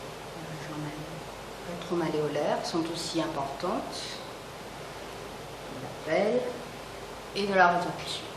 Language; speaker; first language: French; native; French